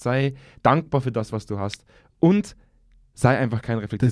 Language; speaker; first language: German; native; German